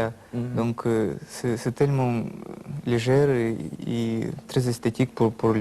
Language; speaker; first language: French; non-native, learner; Russian